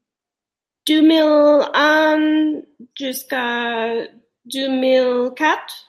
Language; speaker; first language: French; non-native, learner; English